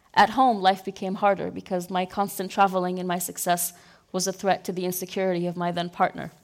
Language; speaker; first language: English; non-native, fluent; Arabic